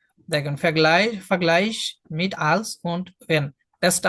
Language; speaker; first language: German; non-native, fluent; Bangla